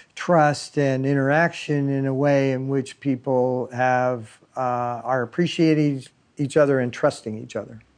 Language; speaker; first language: English; native; English